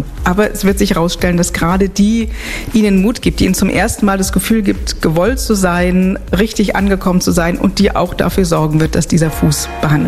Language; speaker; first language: German; native; German